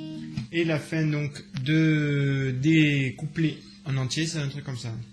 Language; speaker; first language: French; native; French